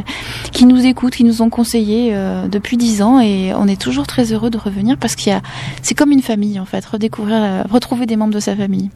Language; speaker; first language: French; native; French